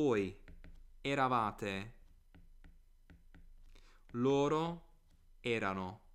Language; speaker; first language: Italian; non-native, fluent; English